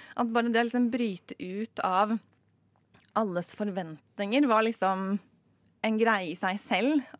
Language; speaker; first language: Norwegian; native; Norwegian